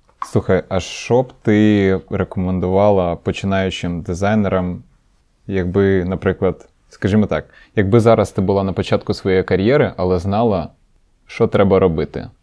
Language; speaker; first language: Ukrainian; non-native, local second language; Russian